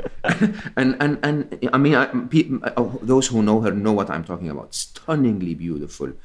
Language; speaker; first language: English; non-native, fluent; Arabic